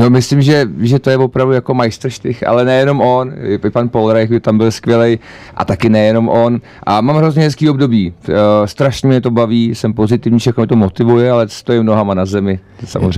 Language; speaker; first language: Czech; native; Czech